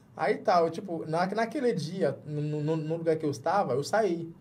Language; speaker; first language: Portuguese; non-native, fluent; English